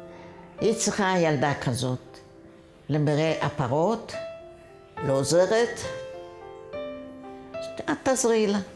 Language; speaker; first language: Hebrew; non-native, fluent; Yiddish